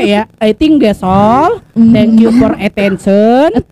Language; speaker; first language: English; non-native, learner; Indonesian